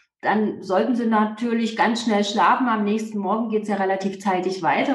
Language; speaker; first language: German; native; German